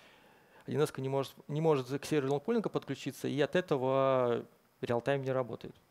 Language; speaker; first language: Russian; native; Russian